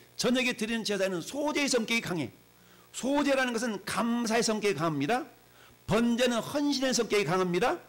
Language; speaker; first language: Korean; native; Korean